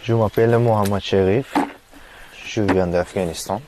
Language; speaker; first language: French; non-native, learner; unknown